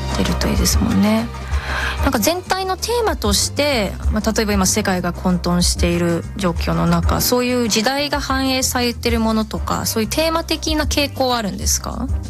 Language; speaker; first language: Japanese; non-native, fluent; English